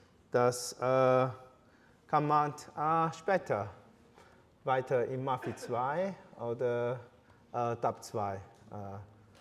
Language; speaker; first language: German; non-native, learner; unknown